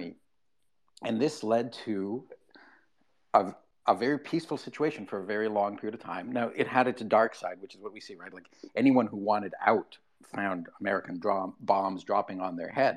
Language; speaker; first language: English; native; English